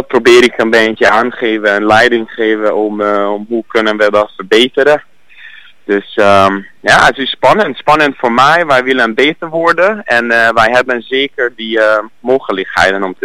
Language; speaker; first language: Dutch; non-native, learner; Hungarian